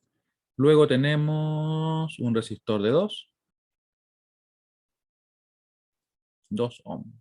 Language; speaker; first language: Spanish; native; Spanish